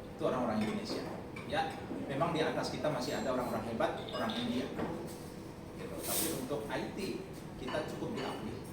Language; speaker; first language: Indonesian; non-native, local second language; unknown